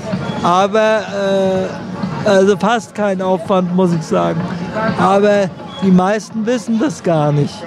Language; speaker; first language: German; native; German